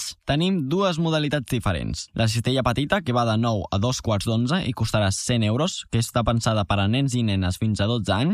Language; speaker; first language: Catalan; native; Catalan